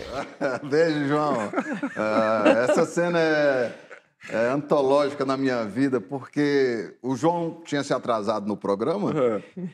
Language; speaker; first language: Portuguese; native; Portuguese